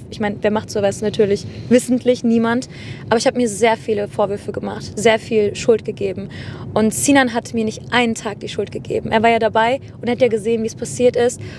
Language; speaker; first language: German; native; German